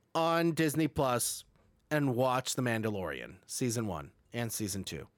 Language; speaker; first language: English; native; English